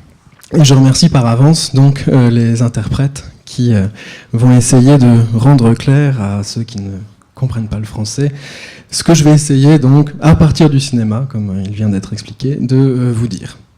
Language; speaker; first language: French; native; French